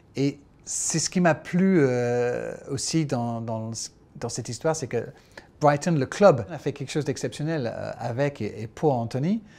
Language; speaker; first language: French; non-native, fluent; English